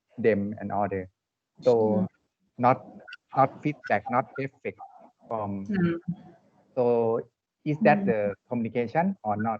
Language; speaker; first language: English; non-native, learner; Thai